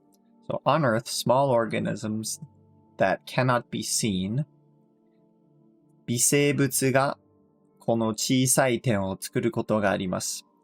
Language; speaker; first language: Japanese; non-native, fluent; English